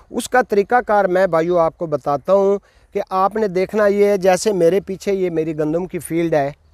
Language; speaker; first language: Urdu; non-native, local second language; Punjabi